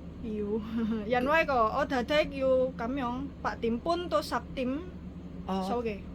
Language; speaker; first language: Cantonese; non-native, learner; Indonesian